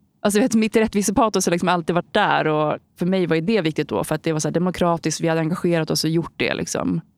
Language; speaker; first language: Swedish; native; Swedish